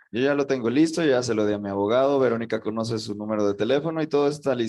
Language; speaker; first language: Spanish; native; Spanish